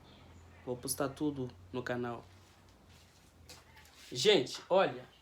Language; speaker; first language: Portuguese; non-native, learner; Haitian Creole